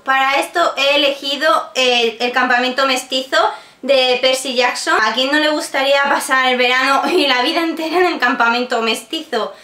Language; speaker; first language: Spanish; native; Spanish